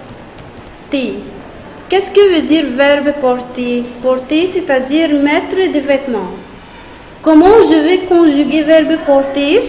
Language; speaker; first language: French; non-native, fluent; Arabic